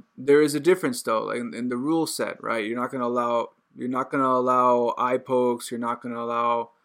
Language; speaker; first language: English; native; English